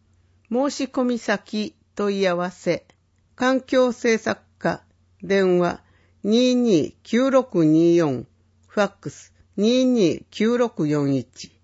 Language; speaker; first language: Japanese; native; Japanese